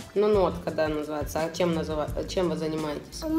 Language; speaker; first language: Russian; native; Russian